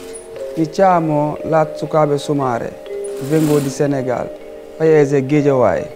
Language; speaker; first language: Italian; non-native, learner; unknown